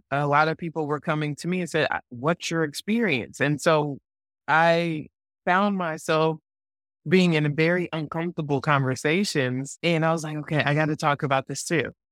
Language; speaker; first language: English; native; English